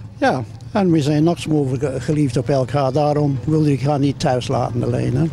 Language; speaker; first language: Dutch; non-native, fluent; English